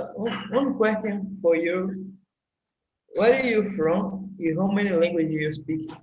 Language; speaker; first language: English; non-native, learner; Portuguese